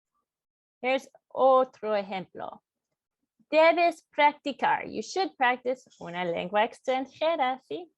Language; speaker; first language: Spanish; non-native, fluent; English